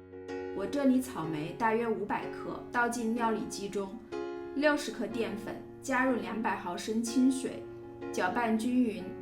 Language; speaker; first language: Chinese; native; Chinese